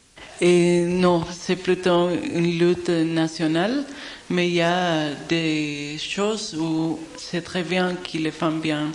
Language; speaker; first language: French; non-native, fluent; Spanish